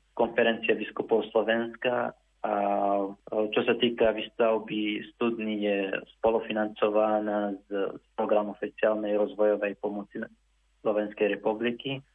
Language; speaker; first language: Slovak; non-native, fluent; Arabic